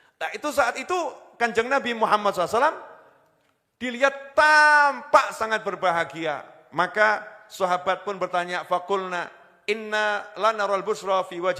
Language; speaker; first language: Indonesian; native; Indonesian